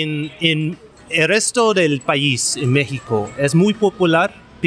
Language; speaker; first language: Spanish; non-native, learner; English